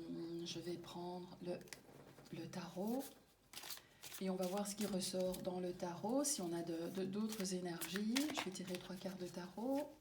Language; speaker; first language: French; native; French